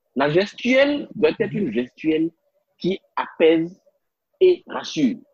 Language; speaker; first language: French; non-native, local second language; Spanish